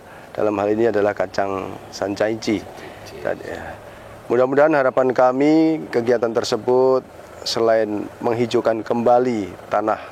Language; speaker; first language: Indonesian; native; Indonesian